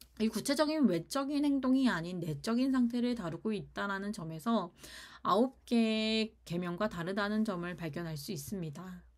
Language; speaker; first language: Korean; native; Korean